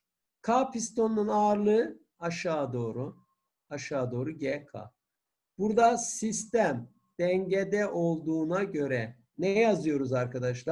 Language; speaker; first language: Turkish; native; Turkish